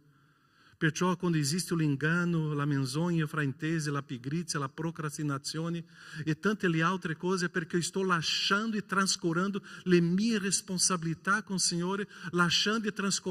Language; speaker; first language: Italian; non-native, fluent; Portuguese